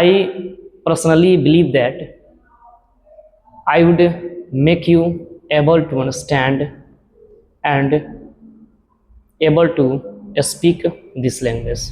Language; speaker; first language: English; non-native, learner; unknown